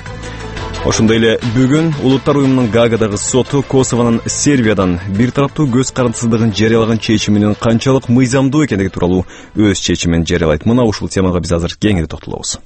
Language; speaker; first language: Kyrgyz; native; Kyrgyz